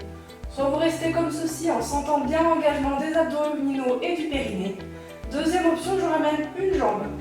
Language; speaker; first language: French; native; French